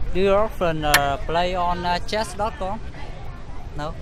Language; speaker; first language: English; non-native, learner; Vietnamese